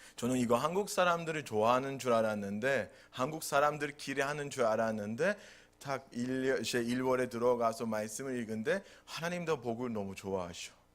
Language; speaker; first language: Korean; non-native, fluent; Turkish